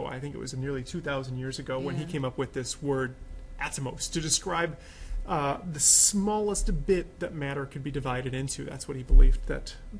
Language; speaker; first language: English; native; English